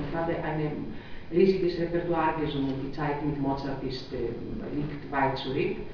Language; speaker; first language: German; non-native, fluent; Greek